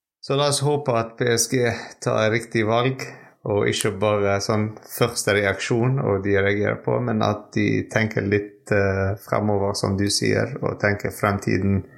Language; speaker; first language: Norwegian; non-native, fluent; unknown